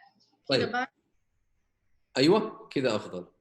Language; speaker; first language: Arabic; native; Arabic